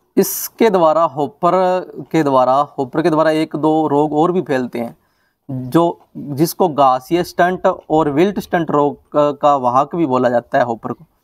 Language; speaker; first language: Hindi; non-native, local second language; Punjabi